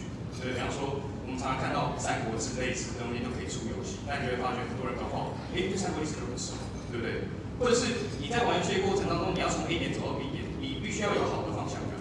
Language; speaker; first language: Chinese; native; Chinese